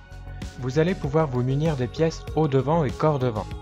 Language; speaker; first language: French; native; French